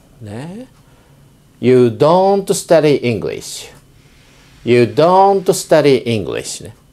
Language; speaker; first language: English; non-native, fluent; Japanese